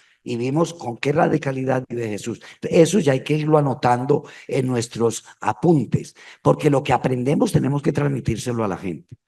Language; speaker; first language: Spanish; native; Spanish